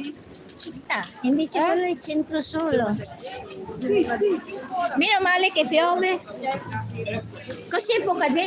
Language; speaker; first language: Italian; non-native, learner; Filipino